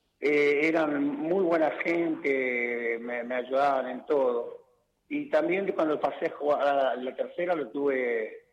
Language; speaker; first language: Spanish; native; Spanish